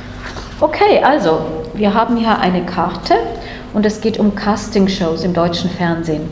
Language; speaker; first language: German; non-native, fluent; English